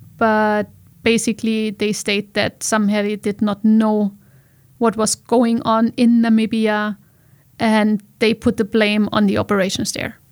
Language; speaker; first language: English; non-native, fluent; German